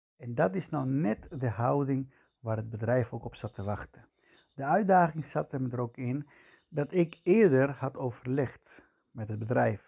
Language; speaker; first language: Dutch; non-native, fluent; Spanish